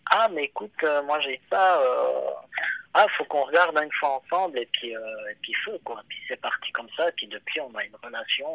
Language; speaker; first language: French; native; French